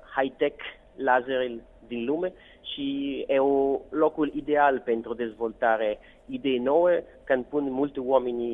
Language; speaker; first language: Romanian; non-native, learner; Italian